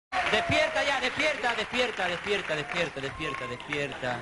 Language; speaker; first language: Spanish; native; Spanish